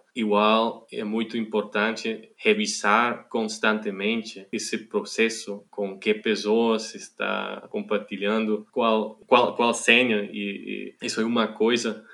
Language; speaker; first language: Portuguese; non-native, fluent; German